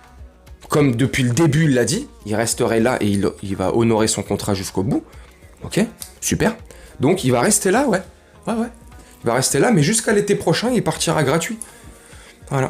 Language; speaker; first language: French; native; French